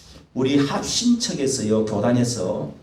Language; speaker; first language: Korean; native; Korean